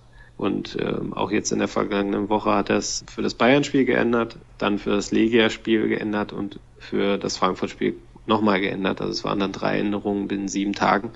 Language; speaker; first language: German; native; German